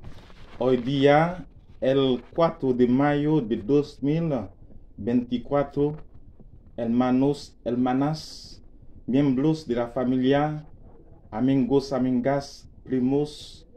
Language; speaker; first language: Spanish; non-native, learner; Haitian Creole